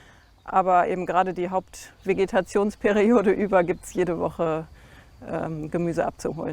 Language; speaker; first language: German; native; German